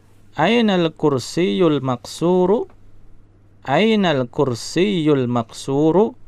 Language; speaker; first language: Arabic; non-native, fluent; Indonesian